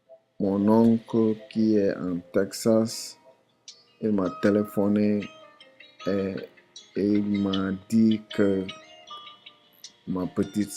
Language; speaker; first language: French; non-native, learner; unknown